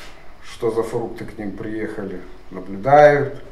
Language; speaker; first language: Russian; native; Russian